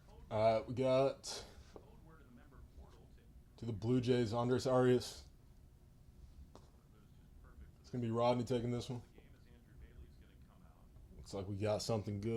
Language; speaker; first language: English; native; English